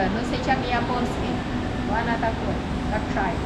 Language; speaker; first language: Russian; non-native, learner; Vietnamese